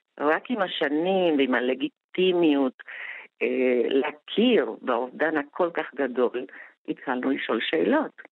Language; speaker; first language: Hebrew; non-native, fluent; Spanish